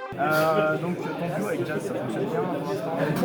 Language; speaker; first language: French; native; French